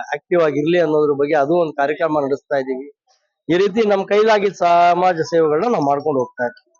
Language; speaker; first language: Kannada; native; Kannada